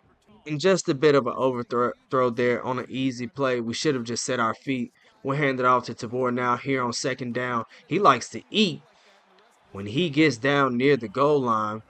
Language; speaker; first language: English; native; English